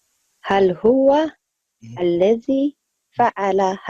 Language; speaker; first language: Arabic; non-native, learner; Tigrinya